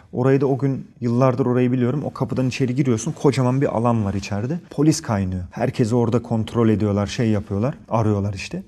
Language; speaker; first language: Turkish; early bilingual, heritage; Turkish